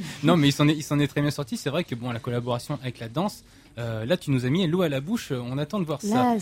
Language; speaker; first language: French; native; French